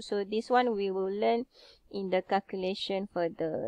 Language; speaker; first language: English; non-native, local second language; Malay